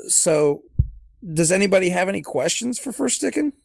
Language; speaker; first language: English; native; English